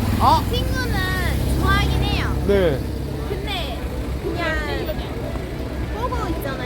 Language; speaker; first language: Korean; non-native, learner; Turkish